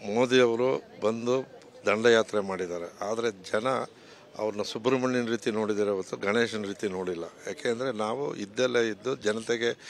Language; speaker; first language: Kannada; native; Kannada